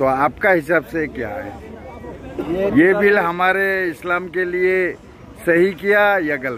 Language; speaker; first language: Hindi; non-native, local second language; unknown